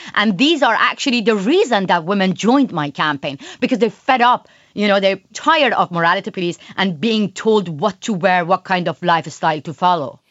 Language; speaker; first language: English; non-native, fluent; Persian